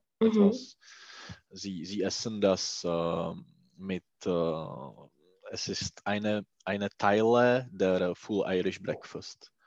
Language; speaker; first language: German; non-native, learner; Czech